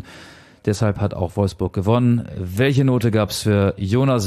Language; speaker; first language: German; native; German